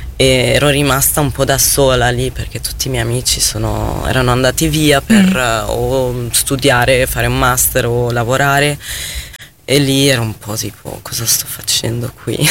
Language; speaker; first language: Italian; non-native, fluent; Arabic